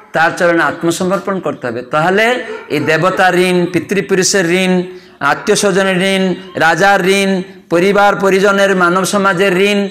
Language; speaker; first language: Bangla; non-native, fluent; Odia